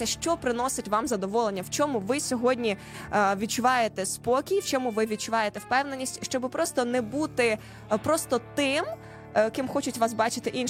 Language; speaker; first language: Ukrainian; native; Ukrainian